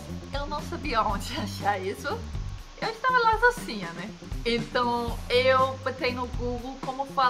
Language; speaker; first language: Portuguese; non-native, fluent; Danish